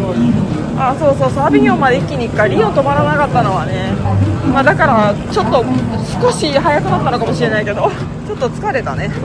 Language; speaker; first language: Japanese; native; Japanese